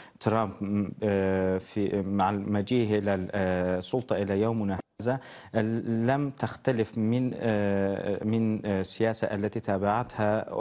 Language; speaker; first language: Arabic; non-native, fluent; Turkish